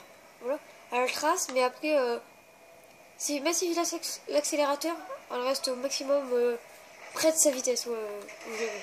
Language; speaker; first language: French; native; French